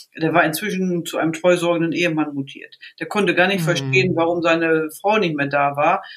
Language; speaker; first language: German; native; German